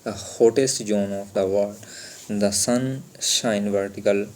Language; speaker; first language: English; non-native, local second language; Punjabi